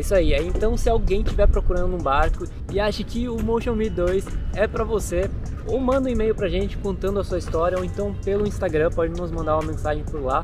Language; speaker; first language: Portuguese; native; Portuguese